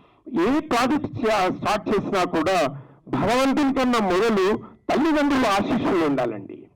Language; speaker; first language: Telugu; native; Telugu